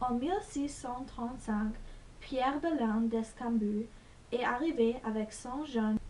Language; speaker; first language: French; non-native, learner; English